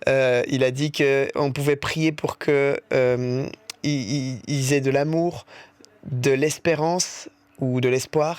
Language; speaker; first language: French; native; French